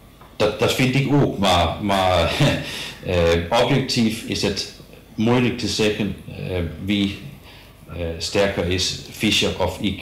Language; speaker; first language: Dutch; non-native, fluent; Danish